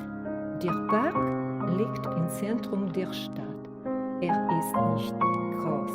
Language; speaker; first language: German; non-native, learner; Russian